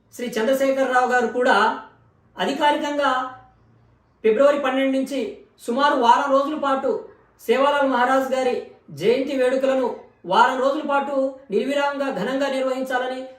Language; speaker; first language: Telugu; non-native, local second language; Lambadi